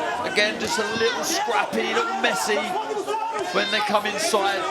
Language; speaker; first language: English; native; English